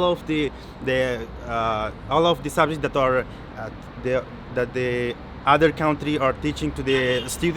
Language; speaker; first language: English; non-native, learner; Persian